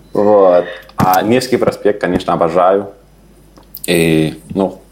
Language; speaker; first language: Russian; non-native, fluent; Spanish